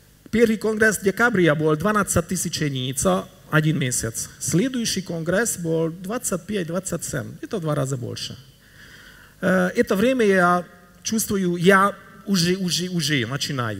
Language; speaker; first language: Russian; non-native, learner; Hungarian